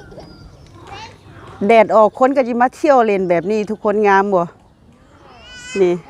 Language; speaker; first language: Thai; non-native, local second language; Lao